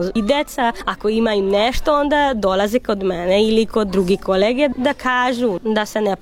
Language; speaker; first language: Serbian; non-native, local second language; Hungarian